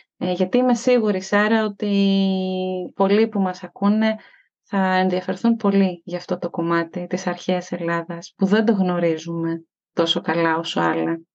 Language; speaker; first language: Greek; native; Greek